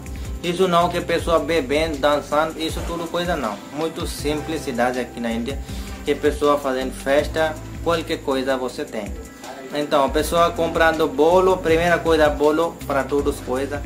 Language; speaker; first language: Portuguese; non-native, learner; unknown